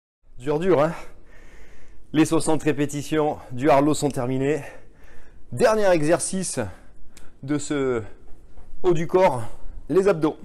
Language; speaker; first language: French; native; French